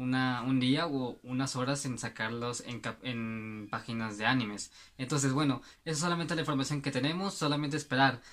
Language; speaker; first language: Spanish; native; Spanish